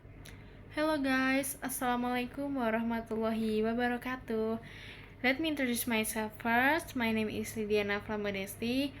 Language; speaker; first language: English; non-native, learner; Indonesian